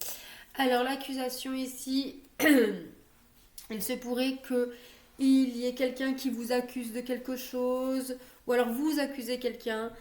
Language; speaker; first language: French; native; French